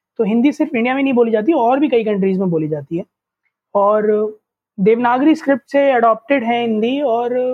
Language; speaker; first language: Hindi; native; Hindi